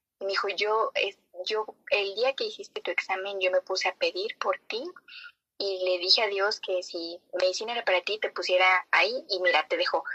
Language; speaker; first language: Spanish; native; Spanish